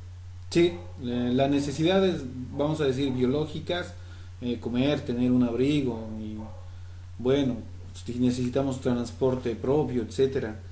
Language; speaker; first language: Spanish; native; Spanish